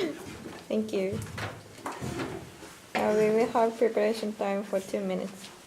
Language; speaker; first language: English; non-native, learner; Japanese